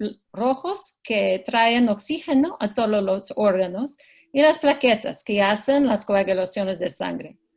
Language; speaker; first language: Spanish; non-native, fluent; English